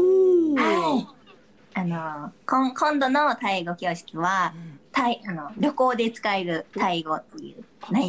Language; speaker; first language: Japanese; non-native, fluent; Thai